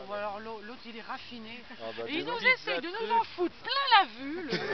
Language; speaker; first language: French; native; French